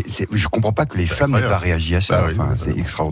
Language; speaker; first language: French; native; French